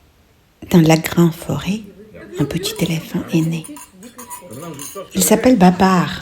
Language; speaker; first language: French; non-native, fluent; Russian